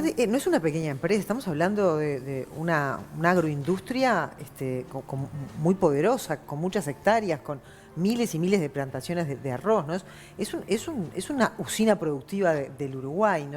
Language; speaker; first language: Spanish; native; Spanish